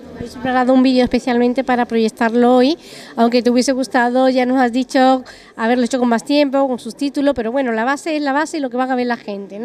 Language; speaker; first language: Spanish; native; Spanish